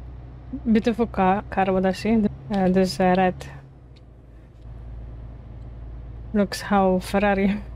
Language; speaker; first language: English; non-native, learner; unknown